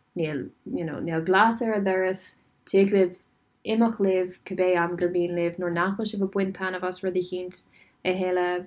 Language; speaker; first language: Irish; non-native, local second language; English